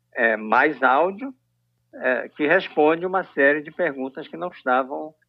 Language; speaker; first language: Portuguese; native; Portuguese